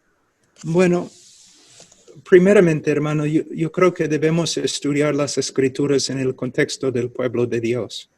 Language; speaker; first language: Spanish; non-native, fluent; English